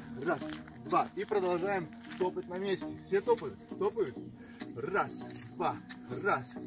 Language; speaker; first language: Russian; native; Russian